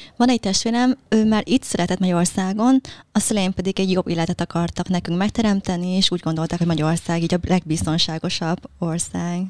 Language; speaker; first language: Hungarian; early bilingual, other home language; Vietnamese